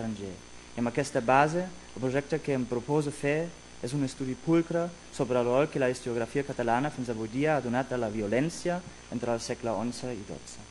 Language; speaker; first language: Catalan; non-native, fluent; German